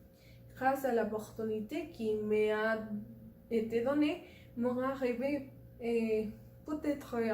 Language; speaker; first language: French; non-native, learner; Spanish